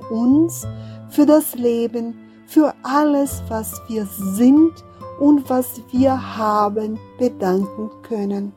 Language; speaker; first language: German; non-native, fluent; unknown